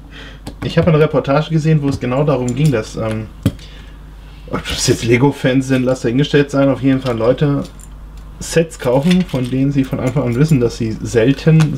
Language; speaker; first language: German; native; German